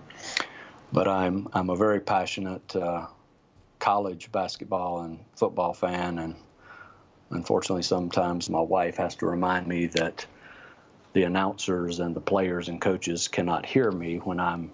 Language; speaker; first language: English; native; English